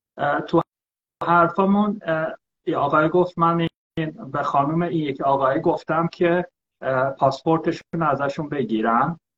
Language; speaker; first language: Persian; early bilingual, heritage; Persian